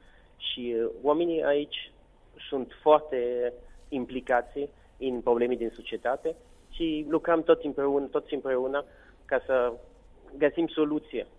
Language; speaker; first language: Romanian; non-native, learner; Italian